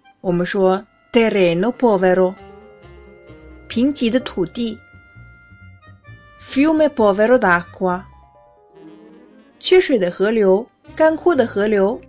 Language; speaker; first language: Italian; non-native, fluent; Chinese